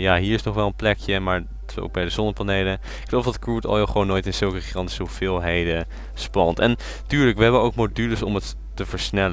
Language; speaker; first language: Dutch; native; Dutch